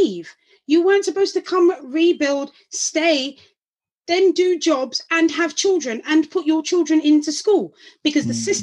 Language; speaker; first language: English; native; English